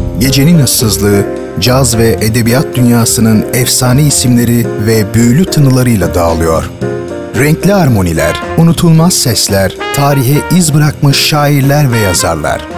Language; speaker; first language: Turkish; native; Turkish